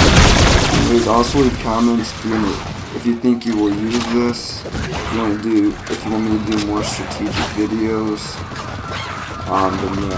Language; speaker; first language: English; native; English